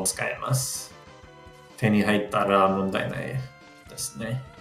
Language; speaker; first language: Japanese; non-native, learner; English